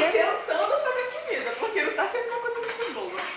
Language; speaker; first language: Portuguese; native; Portuguese